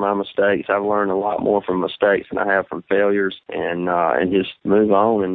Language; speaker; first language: English; native; English